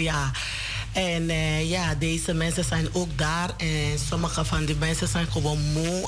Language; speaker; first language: Dutch; non-native, learner; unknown